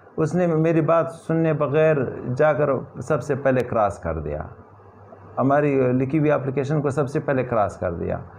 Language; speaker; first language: Urdu; non-native, local second language; Pashto